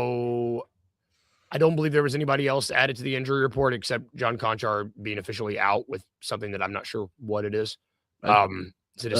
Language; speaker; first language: English; native; English